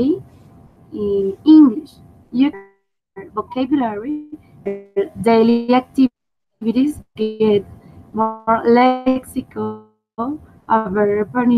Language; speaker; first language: English; non-native, fluent; Spanish